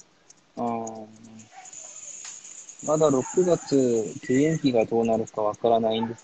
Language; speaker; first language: Japanese; non-native, fluent; Korean